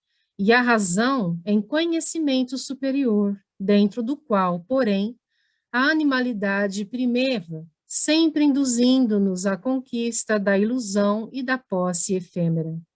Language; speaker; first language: Portuguese; native; Portuguese